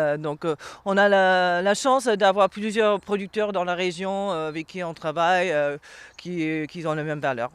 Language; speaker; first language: French; non-native, fluent; English